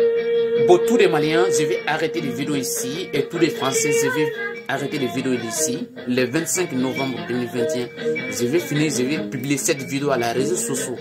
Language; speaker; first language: French; non-native, learner; Bambara